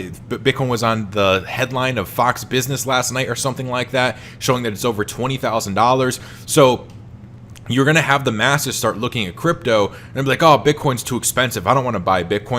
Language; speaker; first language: English; native; English